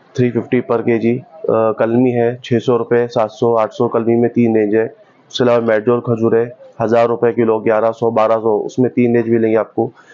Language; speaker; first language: Hindi; non-native, local second language; Urdu